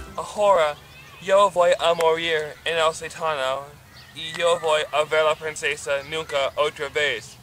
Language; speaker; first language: Spanish; non-native, learner; English